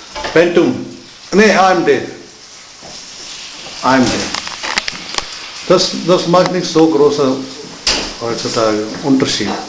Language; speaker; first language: German; non-native, fluent; Hindi